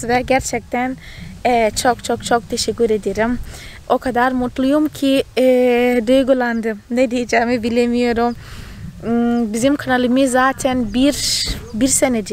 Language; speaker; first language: Turkish; non-native, fluent; Portuguese